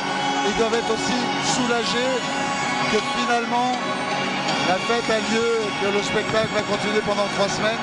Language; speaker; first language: French; native; French